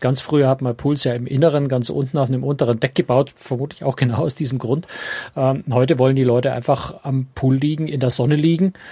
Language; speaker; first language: German; native; German